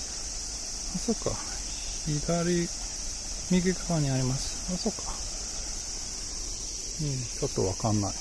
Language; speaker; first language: Japanese; non-native, learner; English